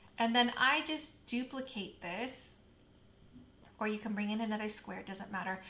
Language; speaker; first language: English; native; English